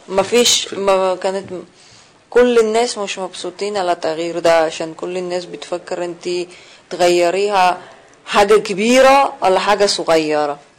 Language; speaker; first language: Arabic; non-native, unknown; Russian